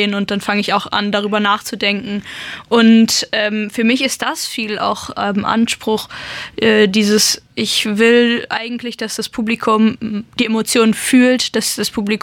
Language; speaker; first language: German; non-native, local second language; Luxembourgish